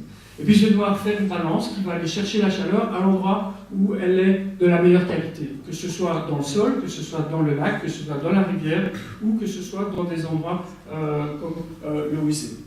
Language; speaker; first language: French; native; French